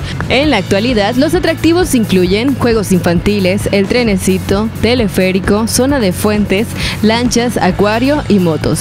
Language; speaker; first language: Spanish; native; Spanish